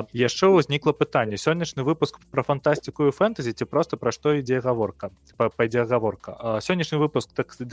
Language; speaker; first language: Belarusian; non-native, local second language; Russian